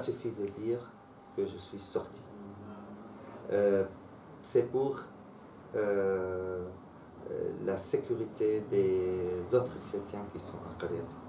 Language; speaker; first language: French; non-native, fluent; Arabic